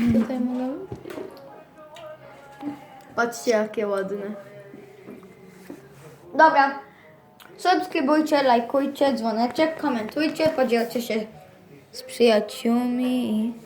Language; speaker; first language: Polish; early bilingual, heritage; Polish